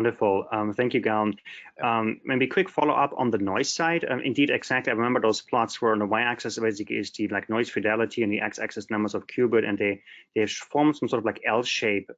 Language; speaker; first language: English; non-native, fluent; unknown